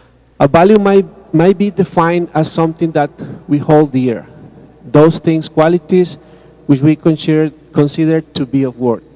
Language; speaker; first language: English; non-native, fluent; Spanish